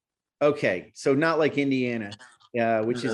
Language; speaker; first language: English; native; English